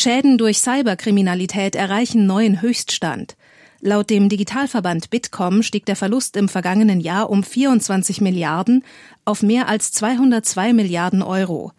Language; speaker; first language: German; native; German